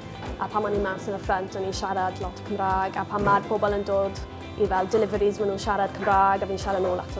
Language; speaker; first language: Welsh; non-native, local second language; English